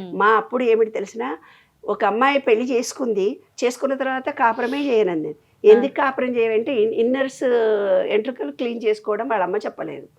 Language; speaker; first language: Telugu; native; Telugu